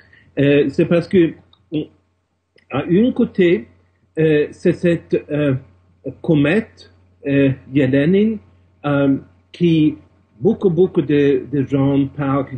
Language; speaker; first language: French; non-native, fluent; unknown